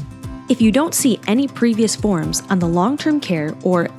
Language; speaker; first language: English; native; English